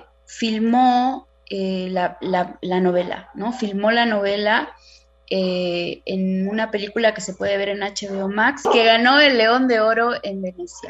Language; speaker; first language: Spanish; native; Spanish